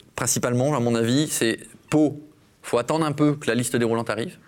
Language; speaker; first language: French; native; French